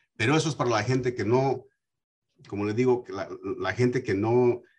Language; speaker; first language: Spanish; early bilingual, heritage; Spanish